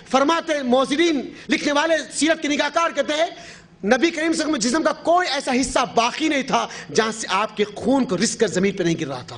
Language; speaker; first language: Urdu; native; Urdu